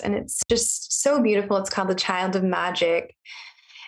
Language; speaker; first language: English; native; English